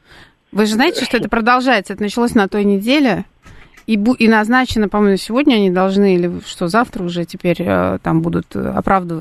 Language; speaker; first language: Russian; native; Russian